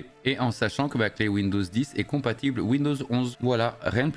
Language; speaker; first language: French; native; French